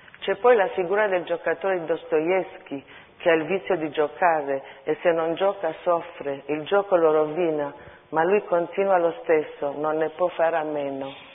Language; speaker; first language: Italian; early bilingual, other home language; Armenian